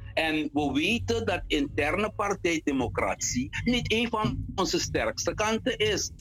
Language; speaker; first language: Dutch; native; Dutch